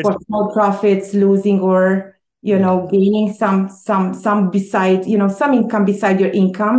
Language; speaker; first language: English; non-native, fluent; Romanian